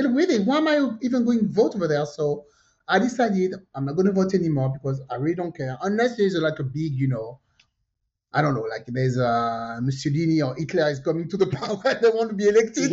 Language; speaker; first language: English; non-native, fluent; French